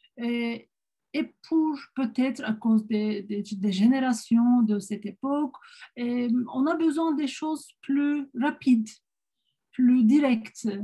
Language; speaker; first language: French; non-native, fluent; Turkish